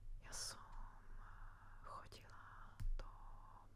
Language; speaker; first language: Slovak; non-native, local second language; Hungarian